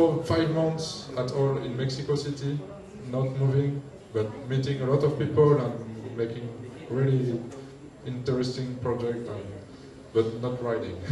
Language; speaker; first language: English; non-native, learner; French